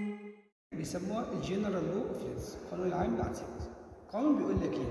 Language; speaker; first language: Arabic; native; Arabic